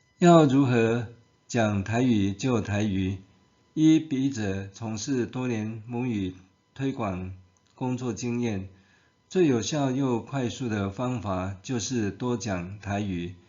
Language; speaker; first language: Chinese; non-native, local second language; Min Nan Chinese